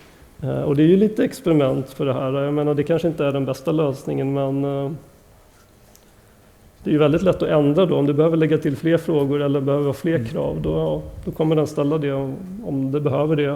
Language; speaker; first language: Swedish; native; Swedish